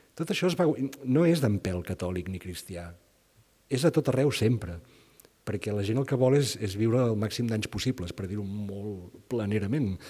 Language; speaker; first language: Catalan; native; Catalan